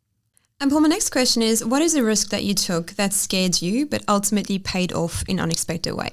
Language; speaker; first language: English; native; English